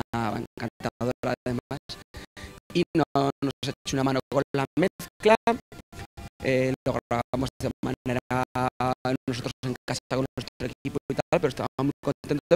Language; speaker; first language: Spanish; native; Spanish